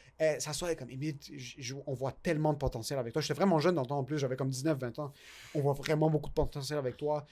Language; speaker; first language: French; native; French